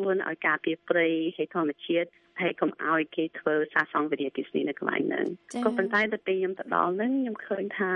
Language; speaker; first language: Khmer; early bilingual, heritage; Khmer